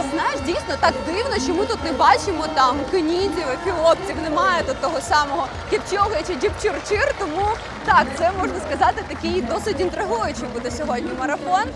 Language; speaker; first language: Ukrainian; native; Ukrainian